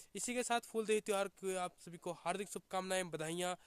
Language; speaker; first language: Hindi; native; Hindi